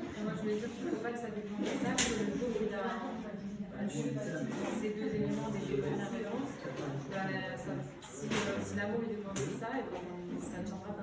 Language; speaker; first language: French; native; French